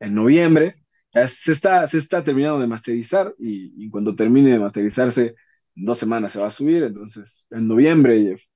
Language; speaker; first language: Spanish; native; Spanish